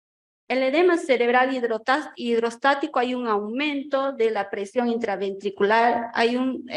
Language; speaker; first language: Spanish; native; Spanish